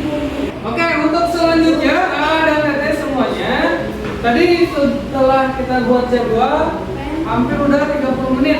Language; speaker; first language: Indonesian; non-native, local second language; Sundanese